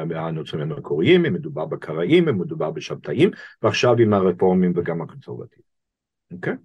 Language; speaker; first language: Hebrew; non-native, fluent; English